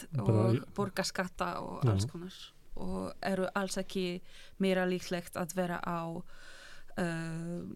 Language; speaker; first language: Icelandic; non-native, fluent; Polish